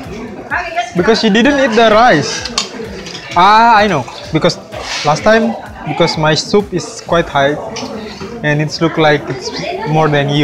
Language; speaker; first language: English; non-native, fluent; Indonesian